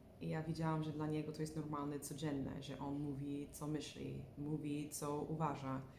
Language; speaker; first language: Polish; non-native, learner; English